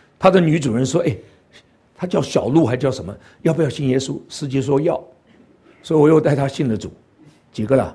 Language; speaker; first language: Chinese; non-native, local second language; Cantonese